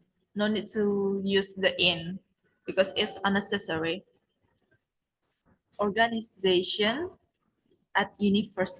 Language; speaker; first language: English; non-native, learner; Indonesian